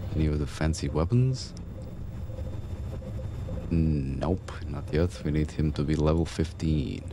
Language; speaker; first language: English; native; English